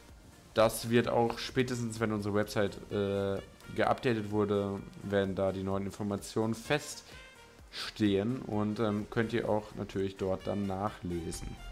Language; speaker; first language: German; native; German